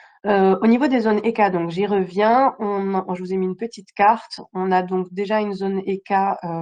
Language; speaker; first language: French; native; French